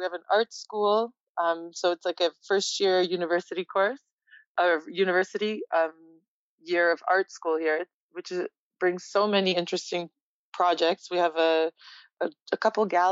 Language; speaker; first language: English; native; English